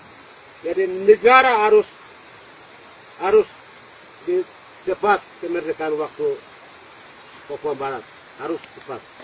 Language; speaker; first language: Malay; non-native, local second language; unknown